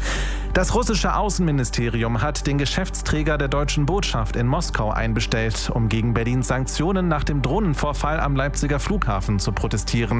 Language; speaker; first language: German; native; German